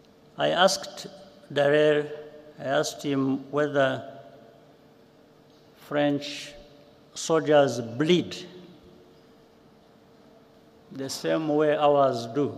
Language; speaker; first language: English; non-native, local second language; Kinyarwanda